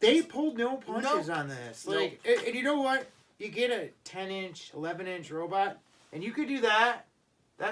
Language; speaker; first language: English; native; English